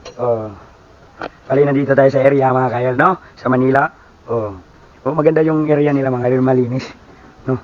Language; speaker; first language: Filipino; native; Filipino